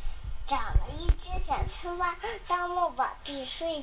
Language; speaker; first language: Chinese; native; Chinese